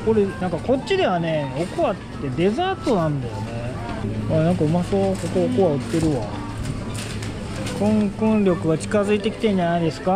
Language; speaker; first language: Japanese; native; Japanese